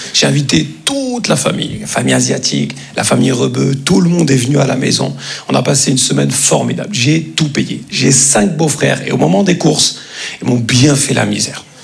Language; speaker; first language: French; native; French